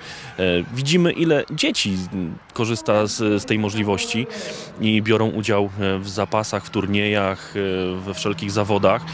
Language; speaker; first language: Polish; native; Polish